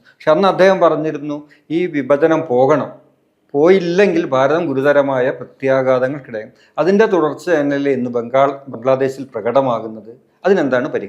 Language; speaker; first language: Malayalam; native; Malayalam